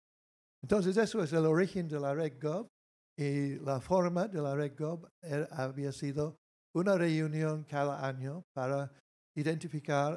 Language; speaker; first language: Spanish; non-native, fluent; English